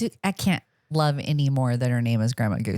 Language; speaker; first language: English; native; English